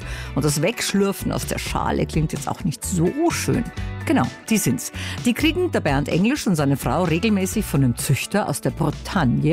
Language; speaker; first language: German; native; German